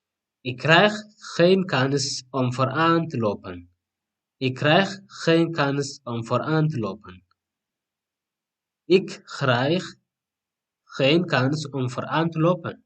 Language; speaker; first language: Dutch; non-native, fluent; Tigrinya